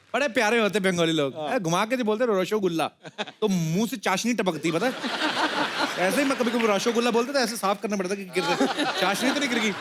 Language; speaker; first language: Hindi; non-native, local second language; Punjabi